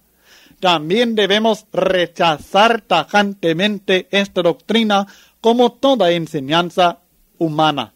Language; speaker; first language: Spanish; native; Spanish